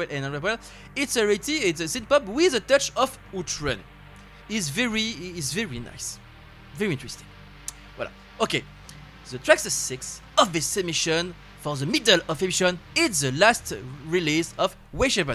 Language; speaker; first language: English; non-native, learner; French